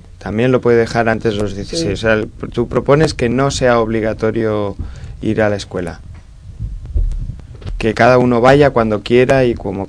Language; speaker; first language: Spanish; native; Spanish